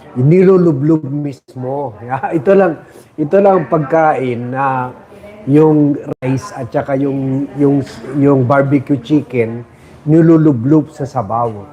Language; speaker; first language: Filipino; non-native, local second language; Chavacano